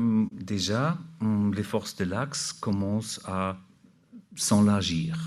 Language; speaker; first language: French; non-native, learner; German